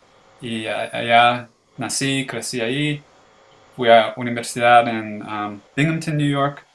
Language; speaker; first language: Spanish; early bilingual, heritage; English